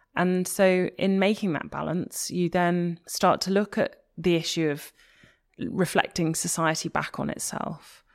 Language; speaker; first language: English; native; English